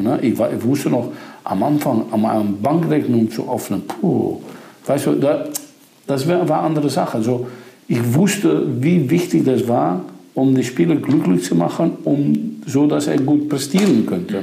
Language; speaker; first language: German; non-native, fluent; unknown